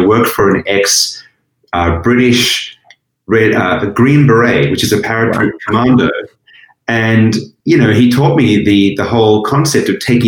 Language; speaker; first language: English; native; English